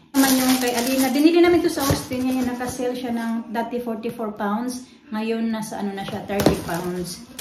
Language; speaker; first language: Filipino; non-native, local second language; Waray